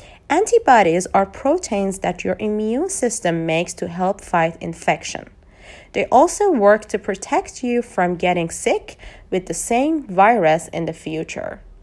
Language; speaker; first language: English; non-native, fluent; Persian